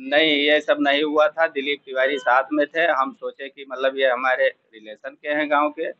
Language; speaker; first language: Hindi; native; Hindi